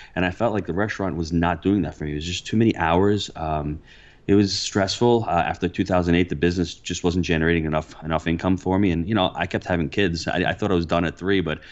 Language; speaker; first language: English; early bilingual, other home language; Italian